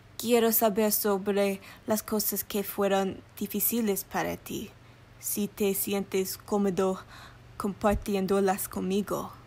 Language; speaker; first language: Spanish; early bilingual, heritage; English